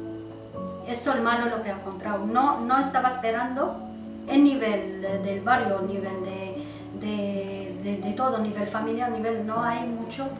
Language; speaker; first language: Spanish; non-native, local second language; Arabic